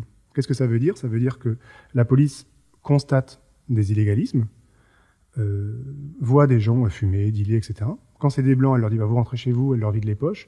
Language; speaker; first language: French; native; French